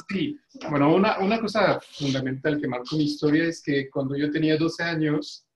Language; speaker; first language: Spanish; non-native, fluent; French